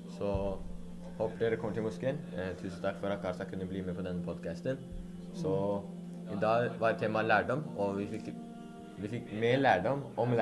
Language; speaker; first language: Norwegian; early bilingual, other home language; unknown